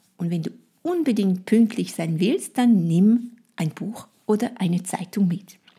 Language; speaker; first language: German; non-native, fluent; French